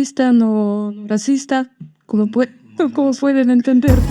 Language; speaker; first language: Spanish; non-native, learner; Armenian